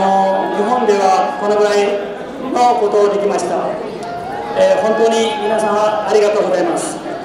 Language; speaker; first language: Japanese; non-native, fluent; Newari